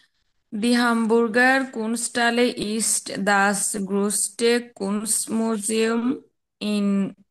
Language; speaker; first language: German; non-native, learner; Bangla